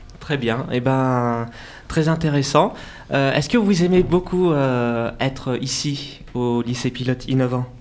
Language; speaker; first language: French; native; French